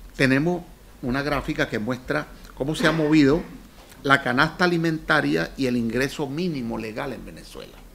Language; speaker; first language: Spanish; native; Spanish